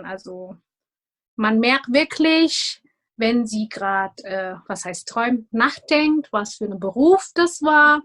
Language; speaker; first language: German; non-native, fluent; Indonesian